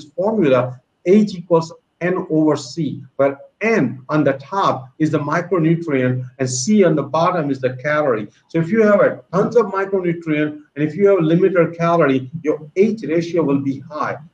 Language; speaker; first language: English; non-native, local second language; Gujarati